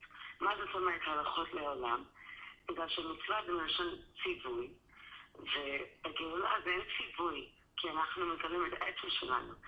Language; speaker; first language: Hebrew; non-native, fluent; English